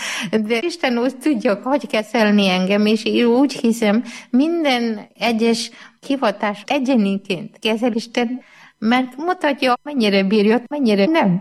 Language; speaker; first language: Hungarian; non-native, learner; Malayalam